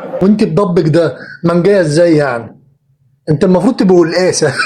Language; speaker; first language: Arabic; native; Arabic